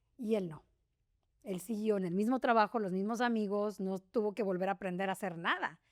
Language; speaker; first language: Spanish; native; Spanish